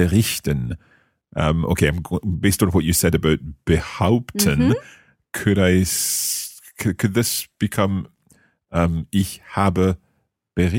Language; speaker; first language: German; non-native, learner; English